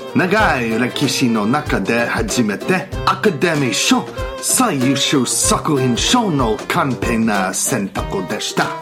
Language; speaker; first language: Japanese; non-native, learner; English